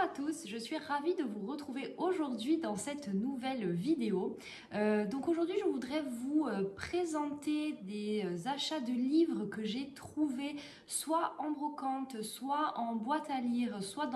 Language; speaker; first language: French; native; French